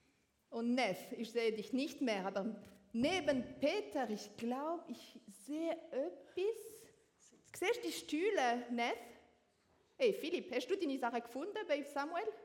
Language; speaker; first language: German; non-native, learner; French